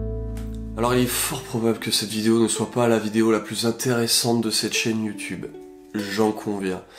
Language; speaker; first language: French; native; French